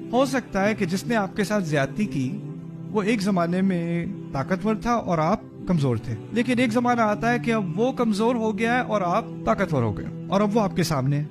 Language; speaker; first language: Urdu; early bilingual, heritage; Urdu